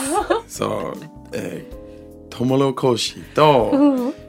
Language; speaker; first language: Japanese; non-native, learner; English